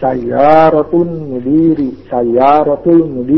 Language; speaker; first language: Arabic; non-native, learner; Indonesian